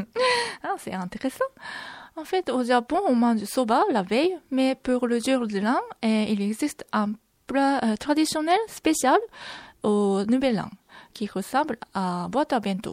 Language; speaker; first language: French; non-native, fluent; Japanese